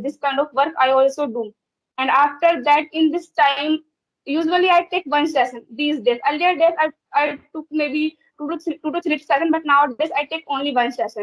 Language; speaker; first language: English; non-native, learner; Hindi